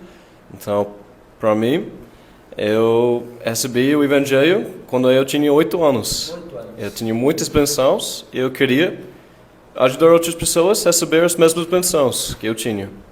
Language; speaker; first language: Portuguese; non-native, fluent; English